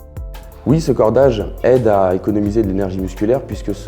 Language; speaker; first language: French; native; French